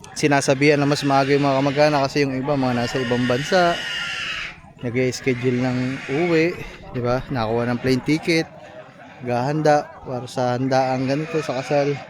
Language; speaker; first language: Filipino; native; Filipino